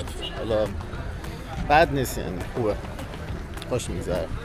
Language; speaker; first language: Persian; native; Persian